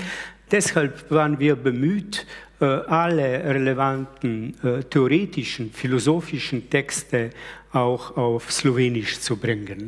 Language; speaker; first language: German; early bilingual, other home language; Slovenian